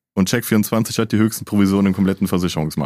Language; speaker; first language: German; native; German